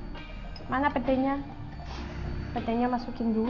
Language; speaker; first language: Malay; non-native, fluent; Russian